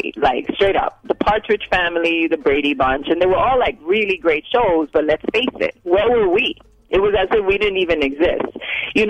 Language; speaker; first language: English; native; English